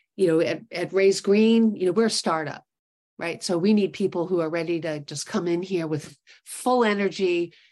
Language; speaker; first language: English; native; English